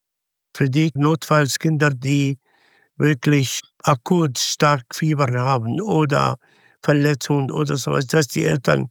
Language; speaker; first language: German; non-native, fluent; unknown